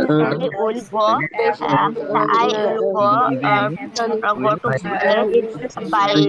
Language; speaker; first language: English; non-native, learner; Bangla